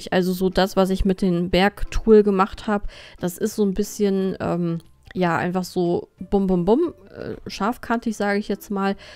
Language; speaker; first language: German; native; German